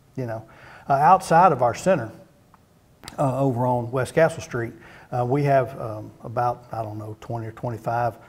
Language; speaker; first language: English; native; English